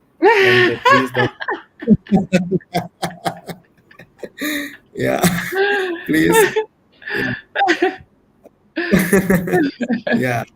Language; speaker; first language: English; non-native, learner; Portuguese